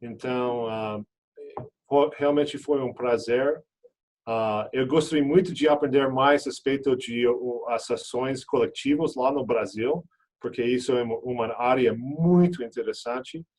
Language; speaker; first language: Portuguese; non-native, fluent; English